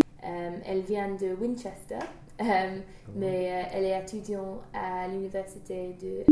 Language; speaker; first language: French; non-native, learner; English